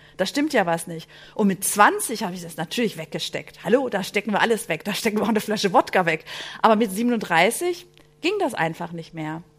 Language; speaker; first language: German; early bilingual, other home language; Greek